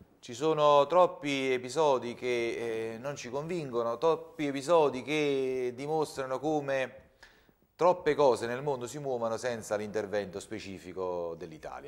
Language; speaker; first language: Italian; native; Italian